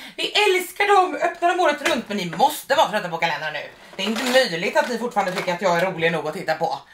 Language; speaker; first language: Swedish; native; Swedish